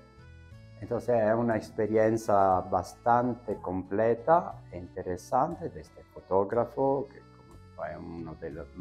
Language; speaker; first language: Spanish; non-native, fluent; Italian